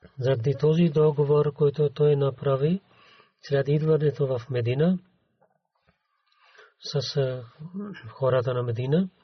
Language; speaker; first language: Bulgarian; non-native, learner; Urdu